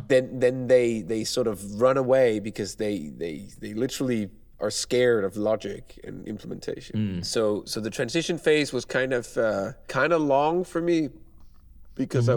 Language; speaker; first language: English; non-native, fluent; Danish